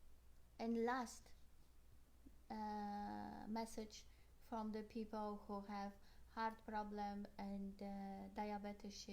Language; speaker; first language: English; non-native, learner; Polish